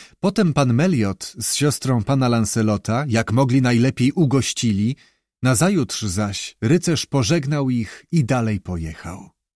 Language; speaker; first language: Polish; native; Polish